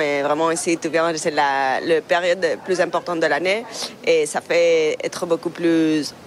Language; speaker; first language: French; non-native, fluent; Spanish